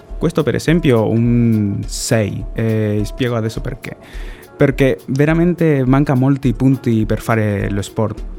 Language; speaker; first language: Italian; non-native, learner; Spanish